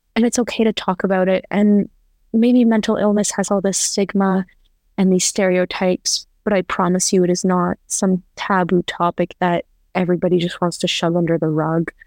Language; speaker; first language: English; native; English